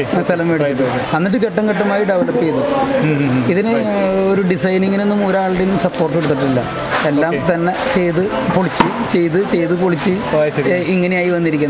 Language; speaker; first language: Malayalam; native; Malayalam